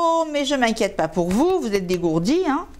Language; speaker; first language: French; native; French